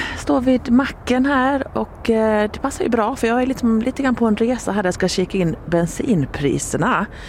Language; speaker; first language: Swedish; native; Swedish